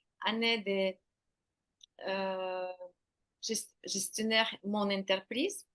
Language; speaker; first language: French; non-native, learner; Ukrainian